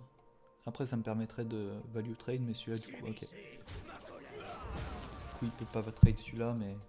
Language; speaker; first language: French; native; French